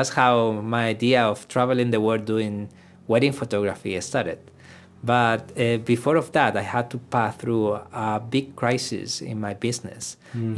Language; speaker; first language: English; non-native, fluent; Spanish